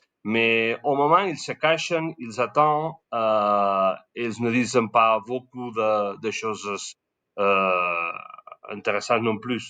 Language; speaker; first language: French; non-native, learner; Spanish